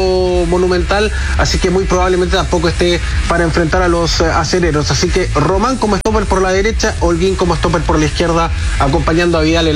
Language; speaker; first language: Spanish; native; Spanish